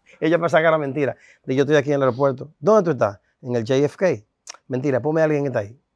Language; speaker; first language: Spanish; native; Spanish